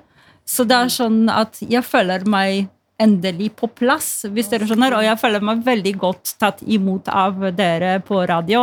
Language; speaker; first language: Norwegian; non-native, fluent; Polish